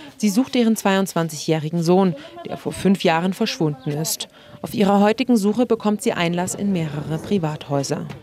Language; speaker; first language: German; native; German